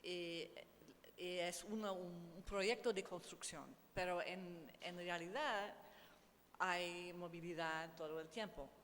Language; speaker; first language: Spanish; non-native, learner; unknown